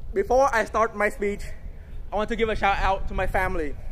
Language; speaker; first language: English; non-native, fluent; Vietnamese